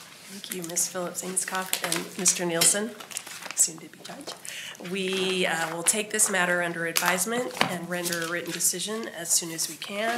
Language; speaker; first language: English; native; English